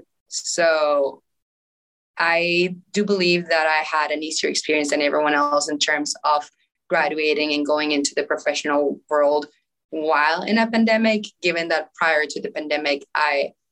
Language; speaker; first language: English; non-native, fluent; Spanish